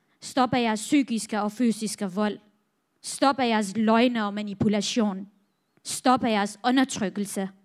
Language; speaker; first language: Danish; non-native, fluent; Central Kurdish